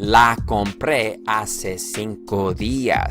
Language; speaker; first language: Spanish; non-native, fluent; English